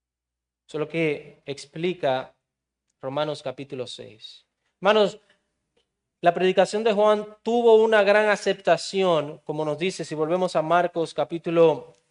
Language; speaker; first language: Spanish; native; Spanish